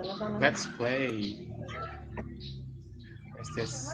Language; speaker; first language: English; non-native, fluent; Indonesian